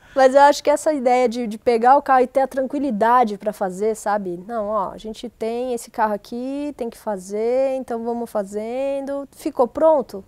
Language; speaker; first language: Portuguese; native; Portuguese